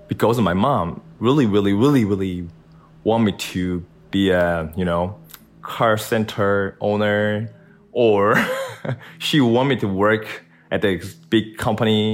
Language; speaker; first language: English; non-native, learner; Korean